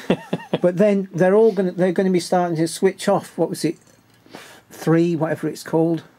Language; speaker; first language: English; native; English